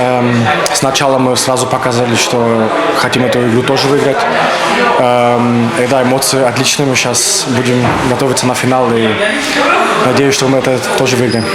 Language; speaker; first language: Russian; non-native, learner; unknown